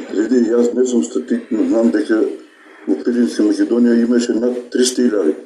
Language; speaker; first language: Bulgarian; non-native, local second language; Macedonian